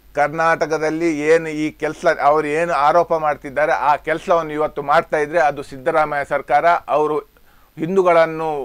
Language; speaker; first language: Kannada; native; Kannada